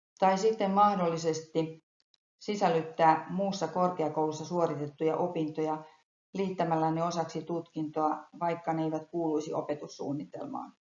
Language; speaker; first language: Finnish; native; Finnish